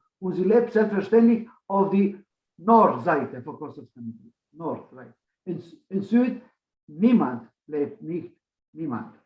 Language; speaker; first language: German; non-native, learner; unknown